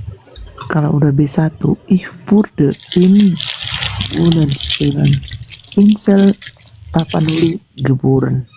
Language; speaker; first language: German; non-native, learner; Indonesian